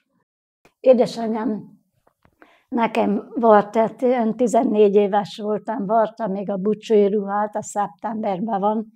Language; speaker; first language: Hungarian; native; Hungarian